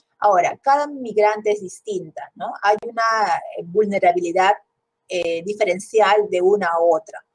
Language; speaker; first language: Spanish; native; Spanish